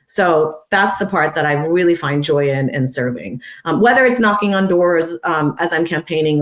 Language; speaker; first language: English; non-native, fluent; Persian